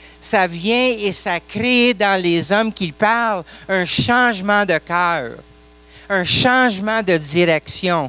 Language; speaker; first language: French; non-native, local second language; English